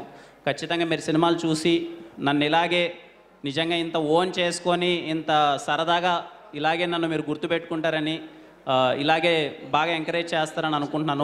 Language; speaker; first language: Telugu; native; Telugu